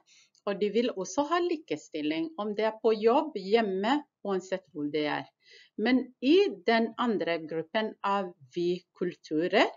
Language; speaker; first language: Norwegian; non-native, fluent; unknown